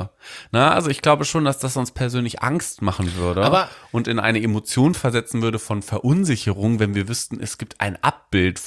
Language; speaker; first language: German; native; German